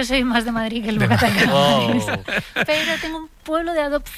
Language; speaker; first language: Spanish; native; Spanish